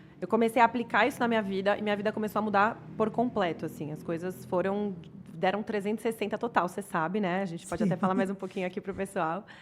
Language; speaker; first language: Portuguese; native; Portuguese